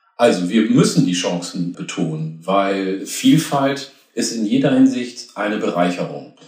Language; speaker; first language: German; early bilingual, other home language; Oromo